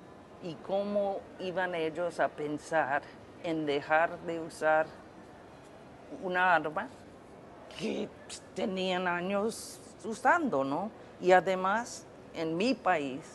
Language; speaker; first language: Spanish; non-native, fluent; English